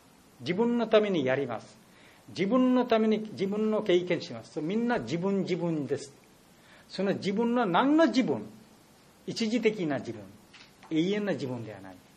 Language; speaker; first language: Japanese; non-native, learner; Bangla